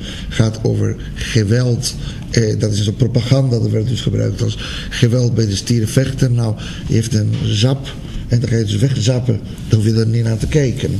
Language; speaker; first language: Dutch; non-native, fluent; Spanish